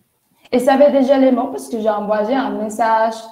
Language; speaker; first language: French; non-native, fluent; Spanish